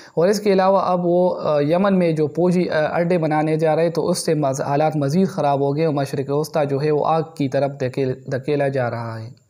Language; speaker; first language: Urdu; non-native, local second language; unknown